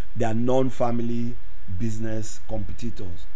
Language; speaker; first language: English; non-native, local second language; Yoruba